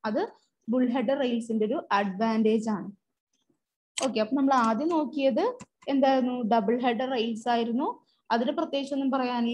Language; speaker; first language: Malayalam; native; Malayalam